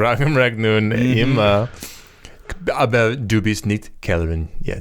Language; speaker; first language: German; non-native, learner; English